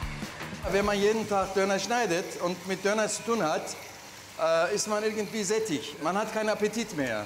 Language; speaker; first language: German; non-native, fluent; Turkish